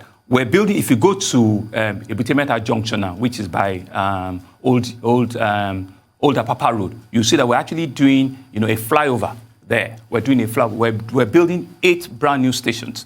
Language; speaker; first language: English; non-native, local second language; Yoruba